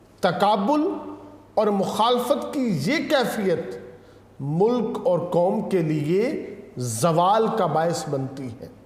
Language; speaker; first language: Urdu; native; Urdu